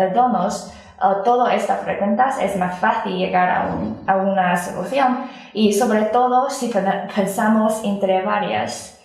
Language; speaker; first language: Spanish; non-native, learner; Chinese